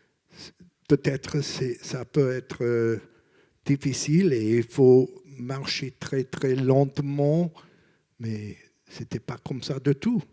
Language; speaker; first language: French; non-native, learner; English